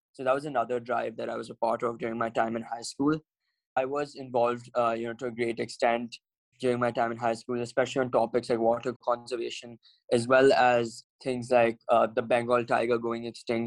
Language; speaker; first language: English; non-native, local second language; Hindi